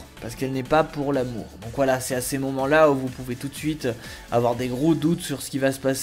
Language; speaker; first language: French; native; French